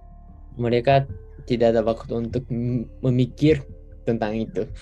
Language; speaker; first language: Indonesian; non-native, fluent; Japanese